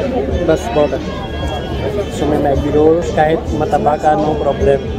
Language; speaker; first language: Filipino; non-native, learner; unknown